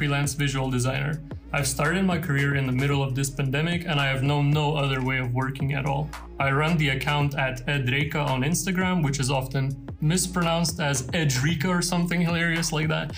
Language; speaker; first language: English; non-native, fluent; Lithuanian